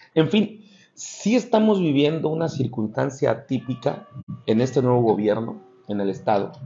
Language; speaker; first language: Spanish; native; Spanish